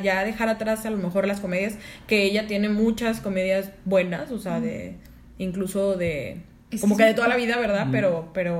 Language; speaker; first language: Spanish; native; Spanish